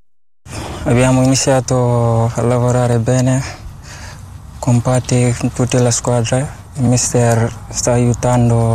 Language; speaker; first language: Italian; non-native, learner; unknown